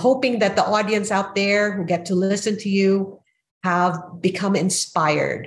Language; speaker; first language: English; non-native, local second language; Filipino